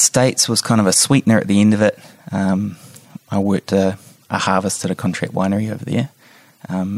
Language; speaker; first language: English; native; English